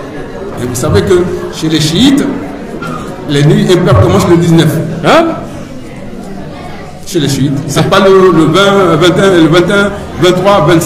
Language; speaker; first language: French; non-native, local second language; Soninke